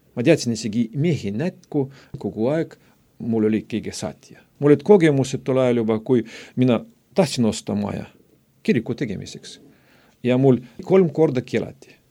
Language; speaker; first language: Estonian; non-native, local second language; Russian